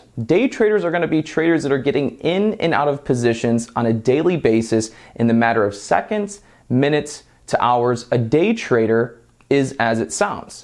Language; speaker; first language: English; native; English